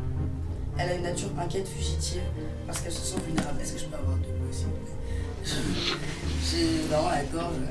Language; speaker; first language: French; native; French